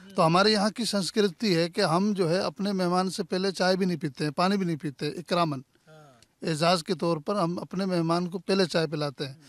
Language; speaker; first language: Hindi; native; Hindi